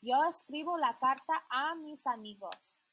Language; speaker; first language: Spanish; non-native, learner; English